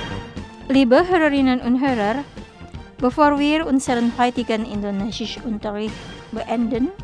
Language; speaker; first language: German; non-native, fluent; Indonesian